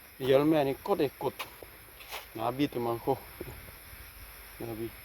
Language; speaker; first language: Korean; non-native, fluent; Khmer